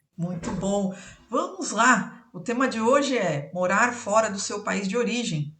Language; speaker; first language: Portuguese; native; Portuguese